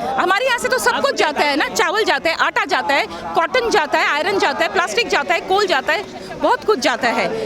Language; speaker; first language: Hindi; non-native, local second language; Bangla